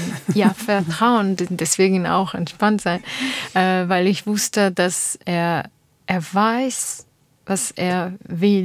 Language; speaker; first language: German; non-native, learner; Armenian